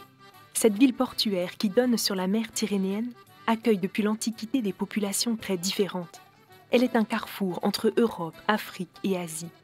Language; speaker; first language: French; native; French